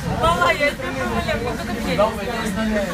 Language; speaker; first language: Russian; native; Russian